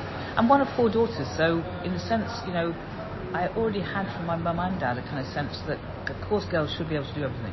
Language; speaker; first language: English; native; English